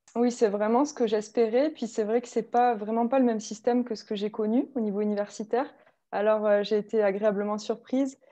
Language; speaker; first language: French; native; French